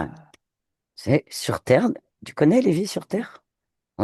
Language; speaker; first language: French; native; French